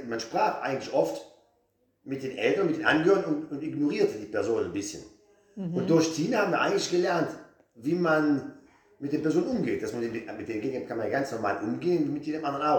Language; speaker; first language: German; native; German